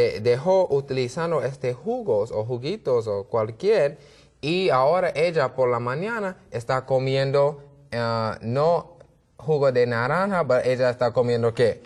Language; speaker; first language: Spanish; non-native, learner; English